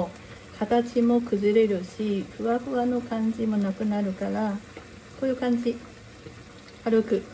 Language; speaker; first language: Japanese; non-native, learner; Chinese